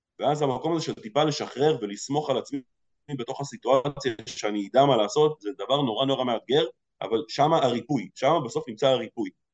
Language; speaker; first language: Hebrew; early bilingual, other home language; Russian